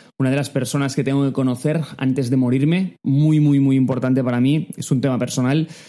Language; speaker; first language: Spanish; native; Spanish